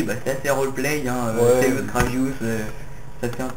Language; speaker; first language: French; native; French